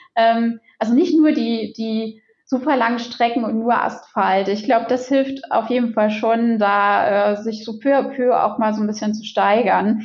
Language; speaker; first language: German; native; German